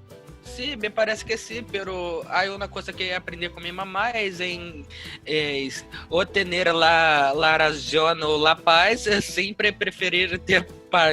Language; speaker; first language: Spanish; non-native, learner; Portuguese